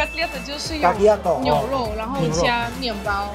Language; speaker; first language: Chinese; non-native, fluent; Russian